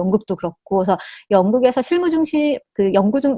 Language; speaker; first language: Korean; native; Korean